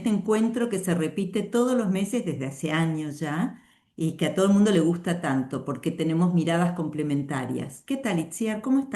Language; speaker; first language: Spanish; native; Spanish